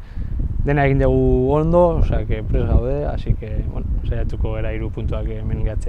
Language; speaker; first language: Basque; non-native, local second language; Spanish